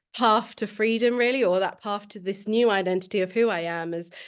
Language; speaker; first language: English; native; English